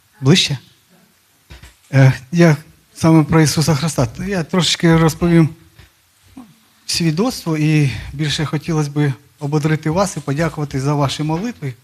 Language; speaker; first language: Ukrainian; non-native, local second language; Russian